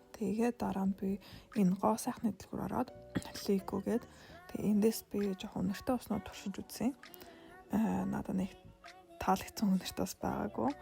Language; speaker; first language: Mongolian; early bilingual, heritage; Mongolian